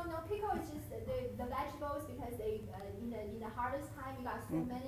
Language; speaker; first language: English; non-native, fluent; Chinese